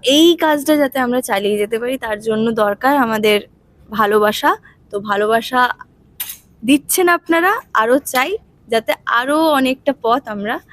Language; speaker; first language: Bangla; non-native, learner; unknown